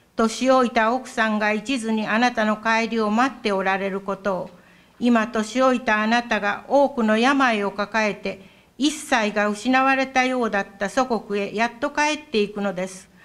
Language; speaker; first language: Japanese; native; Japanese